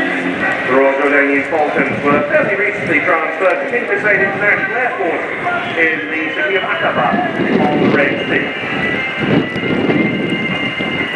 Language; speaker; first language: English; native; English